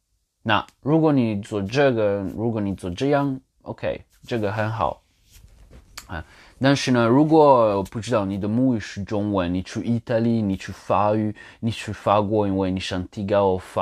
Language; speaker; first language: Chinese; non-native, learner; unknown